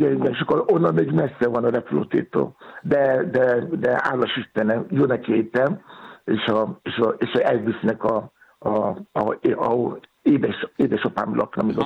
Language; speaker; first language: Hungarian; non-native, fluent; Yoruba